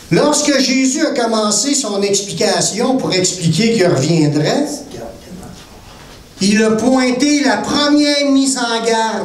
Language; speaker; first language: French; native; French